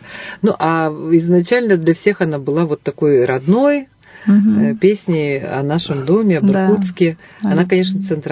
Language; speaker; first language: Russian; native; Russian